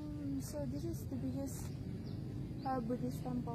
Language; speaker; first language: English; non-native, learner; Javanese